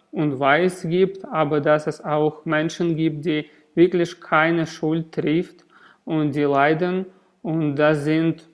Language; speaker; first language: German; non-native, learner; Russian